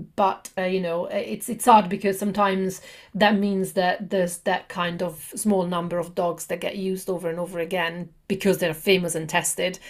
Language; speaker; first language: English; non-native, fluent; Italian